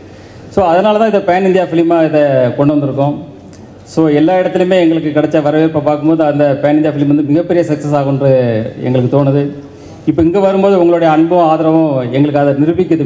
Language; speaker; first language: Tamil; native; Tamil